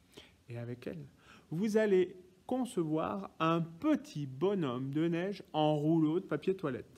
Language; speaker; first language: French; native; French